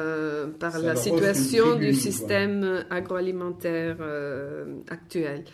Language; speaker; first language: French; non-native, fluent; Italian